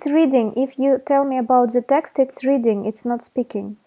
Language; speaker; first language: English; non-native, fluent; Russian